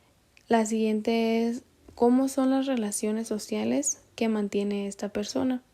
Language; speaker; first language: Spanish; native; Spanish